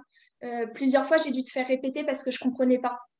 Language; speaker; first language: French; native; French